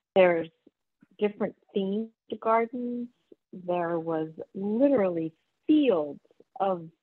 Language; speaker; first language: English; native; English